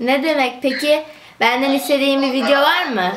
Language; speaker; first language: Turkish; native; Turkish